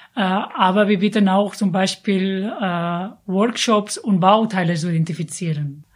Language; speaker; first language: German; non-native, fluent; Catalan